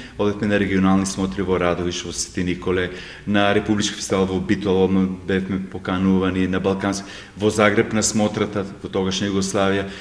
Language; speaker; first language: Macedonian; native; Macedonian